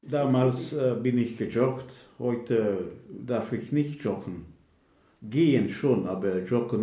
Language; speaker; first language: German; non-native, fluent; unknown